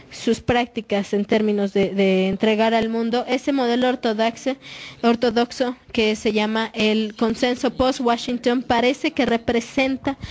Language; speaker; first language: Spanish; non-native, fluent; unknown